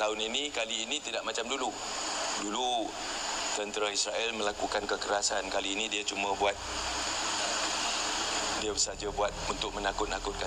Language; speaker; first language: Malay; native; Malay